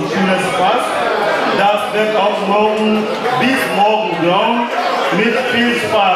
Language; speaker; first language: German; non-native, learner; French